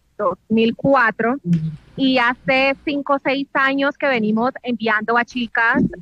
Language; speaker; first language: Spanish; non-native, local second language; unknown